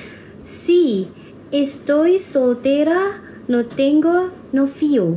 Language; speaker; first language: Spanish; non-native, learner; Indonesian